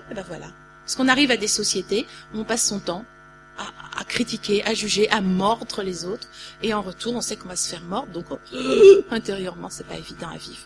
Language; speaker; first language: French; native; French